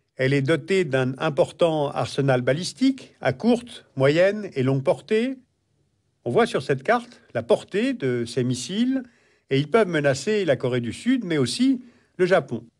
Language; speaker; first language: French; native; French